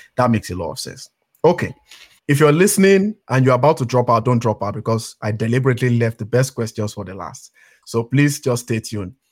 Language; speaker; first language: English; non-native, local second language; Yoruba